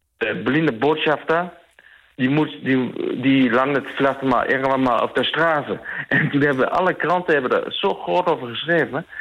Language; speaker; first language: Dutch; native; Dutch